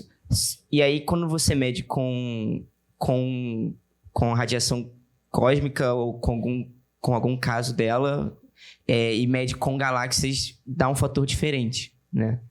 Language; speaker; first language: Portuguese; native; Portuguese